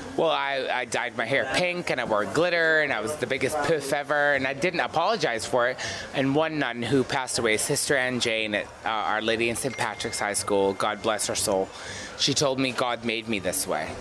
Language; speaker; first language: English; native; English